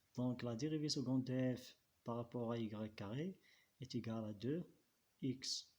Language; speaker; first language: French; non-native, local second language; Arabic